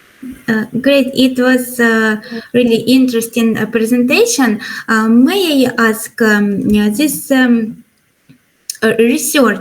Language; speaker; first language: English; non-native, learner; Ukrainian